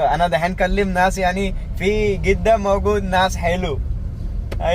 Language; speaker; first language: Arabic; non-native, learner; Hindi